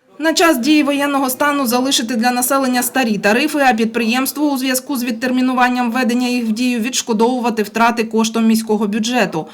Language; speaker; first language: Ukrainian; native; Ukrainian